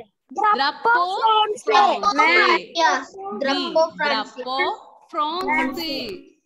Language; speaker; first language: French; non-native, fluent; Malayalam